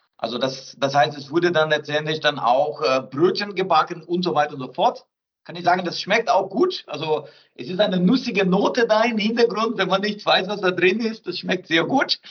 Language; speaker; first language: German; non-native, fluent; Portuguese